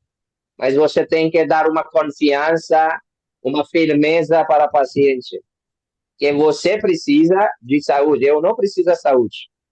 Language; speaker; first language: Portuguese; non-native, learner; Hindi